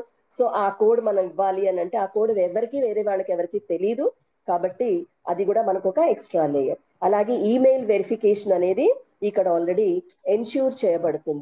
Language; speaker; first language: Telugu; native; Telugu